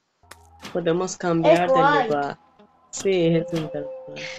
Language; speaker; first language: Spanish; non-native, learner; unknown